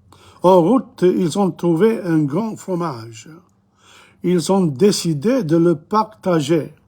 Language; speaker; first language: French; non-native, fluent; English